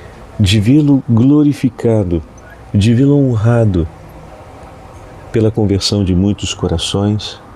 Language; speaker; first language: Portuguese; native; Portuguese